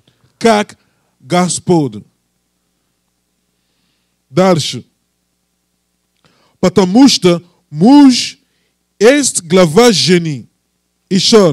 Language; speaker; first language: Russian; non-native, learner; English